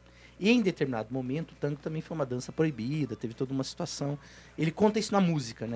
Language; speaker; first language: Portuguese; native; Portuguese